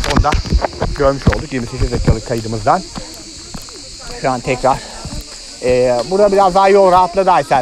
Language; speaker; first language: Turkish; native; Turkish